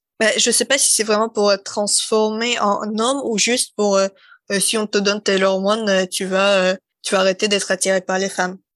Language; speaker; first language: French; non-native, fluent; Russian